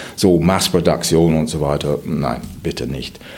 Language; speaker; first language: German; non-native, fluent; English